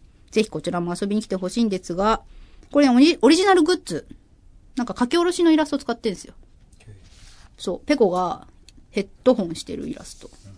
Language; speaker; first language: Japanese; native; Japanese